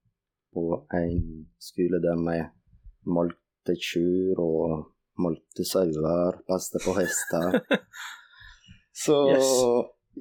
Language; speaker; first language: Norwegian; non-native, fluent; Russian